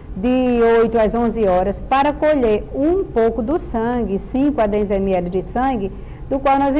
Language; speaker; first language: Portuguese; native; Portuguese